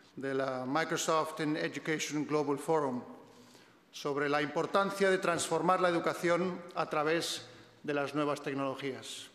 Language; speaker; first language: Spanish; native; Spanish